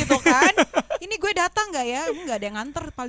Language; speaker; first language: Indonesian; native; Indonesian